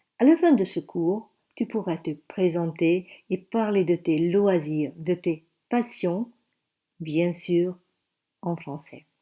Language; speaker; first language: French; native; French